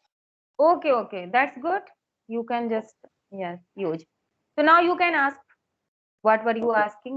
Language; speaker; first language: English; non-native, local second language; Hindi